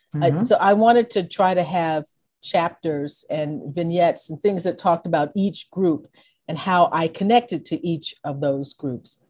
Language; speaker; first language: English; native; English